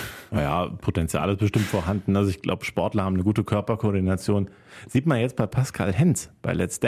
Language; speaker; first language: German; native; German